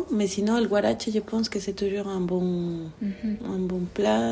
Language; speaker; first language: French; non-native, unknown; Spanish